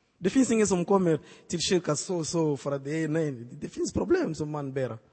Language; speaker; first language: Swedish; non-native, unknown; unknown